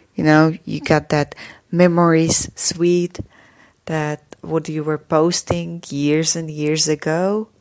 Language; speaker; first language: English; non-native, fluent; Slovak